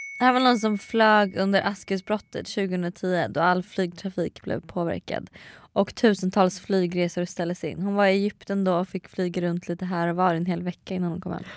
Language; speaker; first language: Swedish; native; Swedish